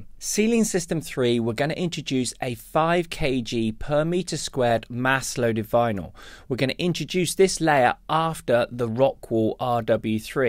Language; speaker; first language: English; native; English